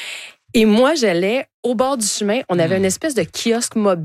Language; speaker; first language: French; native; French